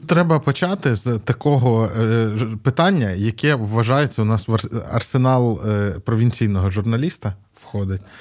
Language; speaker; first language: Ukrainian; native; Ukrainian